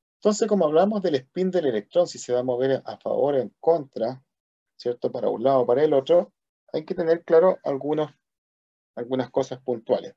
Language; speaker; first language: Spanish; native; Spanish